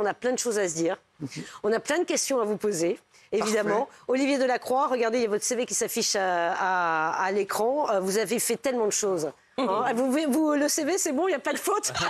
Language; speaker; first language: French; native; French